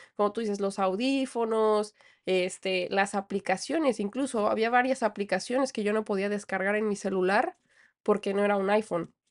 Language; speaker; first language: Spanish; native; Spanish